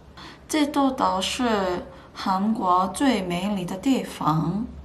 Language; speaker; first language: Chinese; non-native, learner; Korean